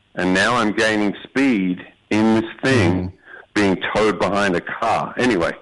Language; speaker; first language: English; native; English